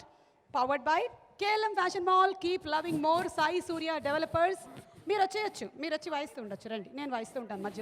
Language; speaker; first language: Telugu; native; Telugu